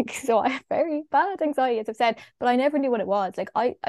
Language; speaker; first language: English; native; English